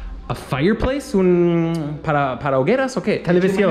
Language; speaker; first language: Spanish; non-native, fluent; English